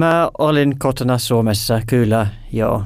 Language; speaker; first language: Finnish; non-native, learner; English